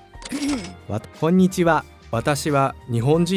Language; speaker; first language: Japanese; non-native, learner; English